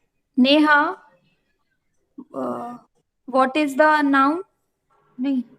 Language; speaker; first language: English; non-native, learner; Hindi